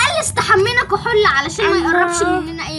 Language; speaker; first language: Arabic; native; Arabic